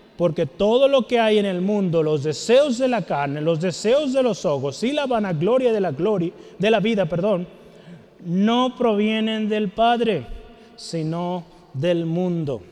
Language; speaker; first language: Spanish; native; Spanish